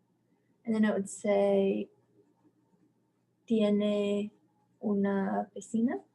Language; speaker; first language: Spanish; non-native, fluent; English